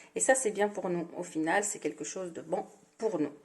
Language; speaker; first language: French; non-native, local second language; Arabic